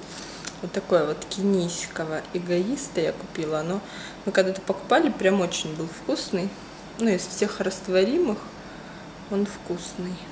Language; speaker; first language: Russian; native; Russian